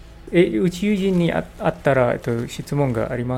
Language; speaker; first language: Japanese; non-native, learner; English